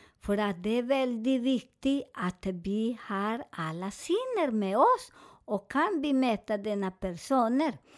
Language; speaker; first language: Swedish; non-native, fluent; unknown